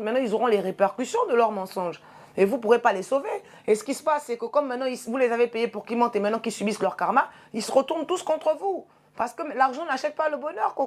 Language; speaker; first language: French; native; French